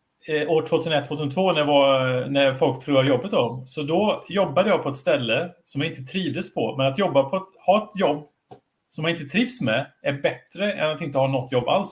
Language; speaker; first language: Swedish; native; Swedish